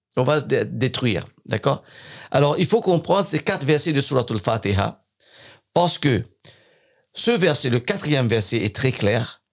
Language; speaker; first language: French; non-native, fluent; English